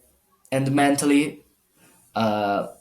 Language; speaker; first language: English; non-native, learner; Italian